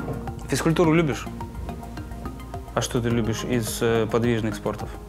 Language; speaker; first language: Russian; native; Russian